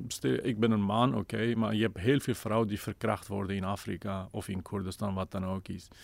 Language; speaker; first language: Dutch; non-native, fluent; Kurdish